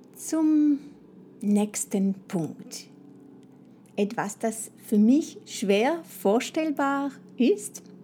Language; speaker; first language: German; non-native, fluent; French